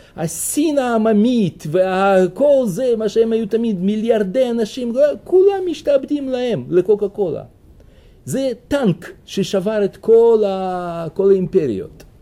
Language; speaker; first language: Hebrew; non-native, fluent; Russian